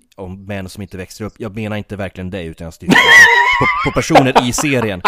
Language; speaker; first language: Swedish; native; Swedish